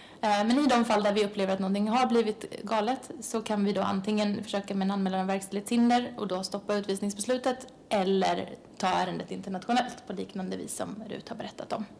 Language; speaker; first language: Swedish; native; Swedish